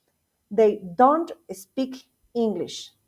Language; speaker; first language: English; non-native, fluent; Spanish